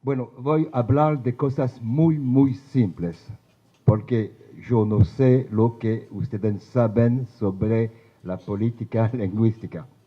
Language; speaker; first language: Spanish; non-native, fluent; French